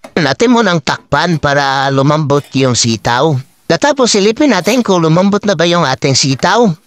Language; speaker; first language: Filipino; non-native, local second language; Cebuano